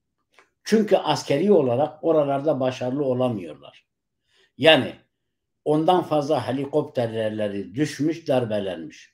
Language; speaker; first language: Turkish; non-native, local second language; Kurdish